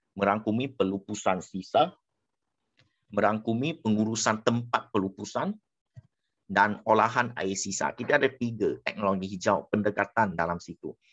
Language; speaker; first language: Malay; non-native, local second language; Chinese